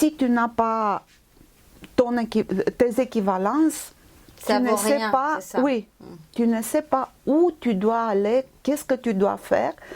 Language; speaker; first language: French; non-native, fluent; Romanian